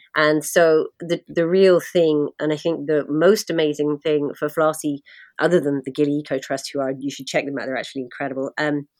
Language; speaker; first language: English; native; English